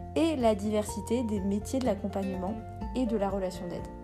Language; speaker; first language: French; non-native, local second language; Kabyle